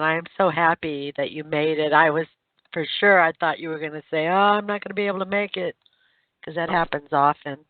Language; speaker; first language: English; native; English